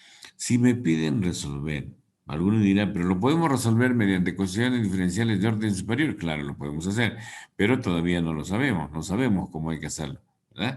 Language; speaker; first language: Spanish; native; Spanish